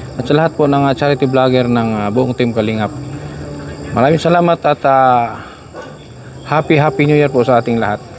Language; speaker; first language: Filipino; native; Filipino